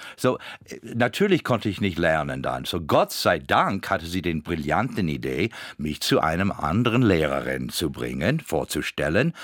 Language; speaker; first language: German; non-native, fluent; English